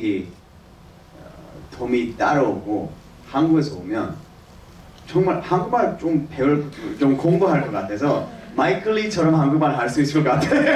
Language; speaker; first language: Korean; early bilingual, heritage; English